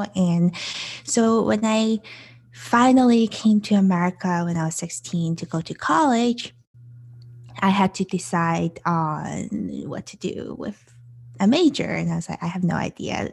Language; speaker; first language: English; non-native, local second language; Cantonese